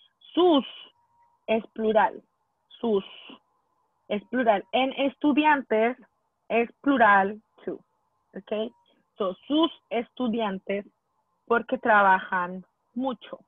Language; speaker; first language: Spanish; non-native, fluent; English